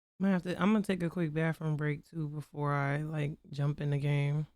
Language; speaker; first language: English; native; English